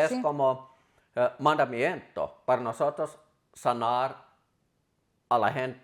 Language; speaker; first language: Spanish; non-native, fluent; Finnish